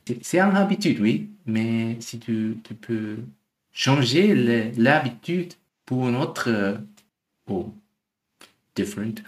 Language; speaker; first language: French; non-native, learner; German